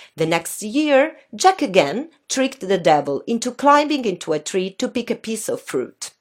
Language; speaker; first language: English; non-native, fluent; Italian